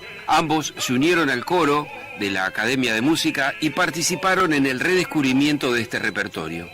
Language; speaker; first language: Spanish; native; Spanish